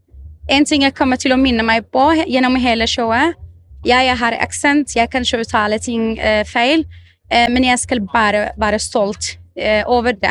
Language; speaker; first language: Norwegian; non-native, fluent; Arabic